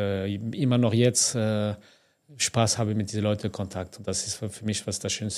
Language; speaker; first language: German; non-native, fluent; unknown